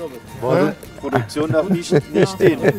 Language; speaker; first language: German; native; German